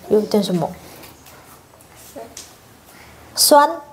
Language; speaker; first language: Chinese; non-native, learner; Indonesian